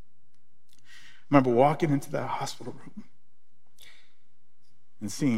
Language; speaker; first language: English; native; English